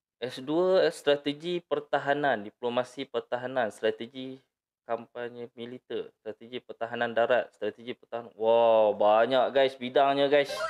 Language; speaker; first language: Malay; native; Malay